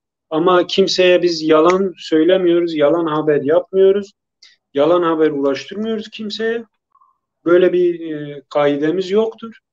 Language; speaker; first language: Turkish; non-native, local second language; Kurdish